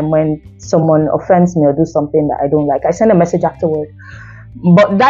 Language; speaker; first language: English; non-native, local second language; Igbo